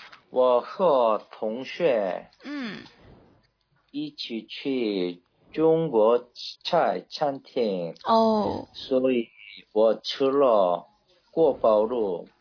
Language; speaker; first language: Chinese; non-native, learner; Korean